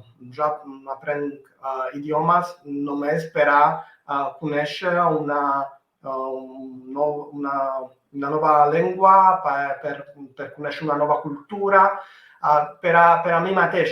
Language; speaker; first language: Catalan; non-native, fluent; Italian